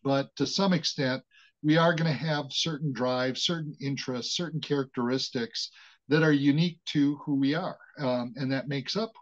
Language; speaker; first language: English; native; English